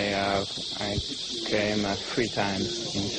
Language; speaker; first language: English; non-native, learner; French